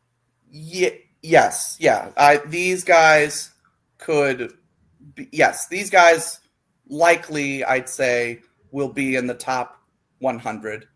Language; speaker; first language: English; native; English